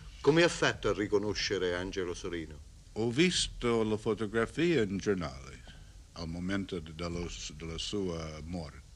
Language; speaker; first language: Italian; non-native, learner; English